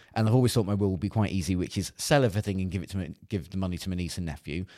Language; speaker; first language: English; native; English